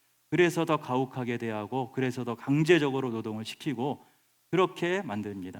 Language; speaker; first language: Korean; native; Korean